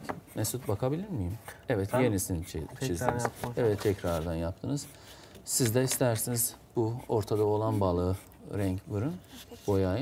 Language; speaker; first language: Turkish; non-native, fluent; Azerbaijani